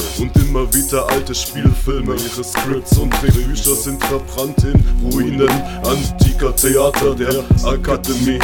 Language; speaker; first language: German; native; German